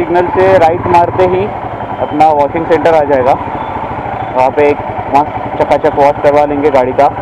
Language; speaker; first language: Hindi; non-native, local second language; Marathi